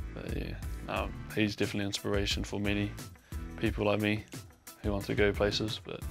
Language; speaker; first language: English; native; English